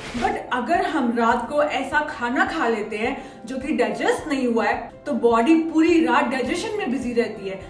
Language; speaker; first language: Hindi; native; Hindi